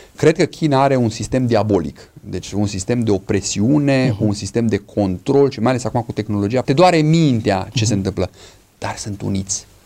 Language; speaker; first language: Romanian; non-native, fluent; English